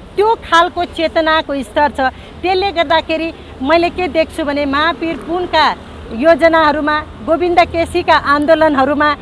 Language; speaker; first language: Nepali; native; Nepali